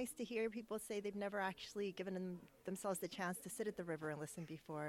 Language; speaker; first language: English; native; English